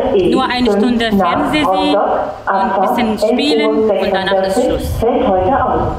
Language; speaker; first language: German; non-native, learner; Arabic